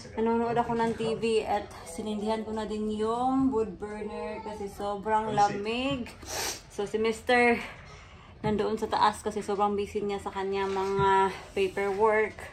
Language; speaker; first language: Filipino; non-native, local second language; Cebuano